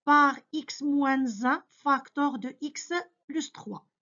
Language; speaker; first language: French; non-native, local second language; Arabic